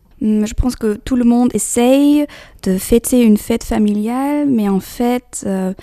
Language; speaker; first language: French; non-native, fluent; German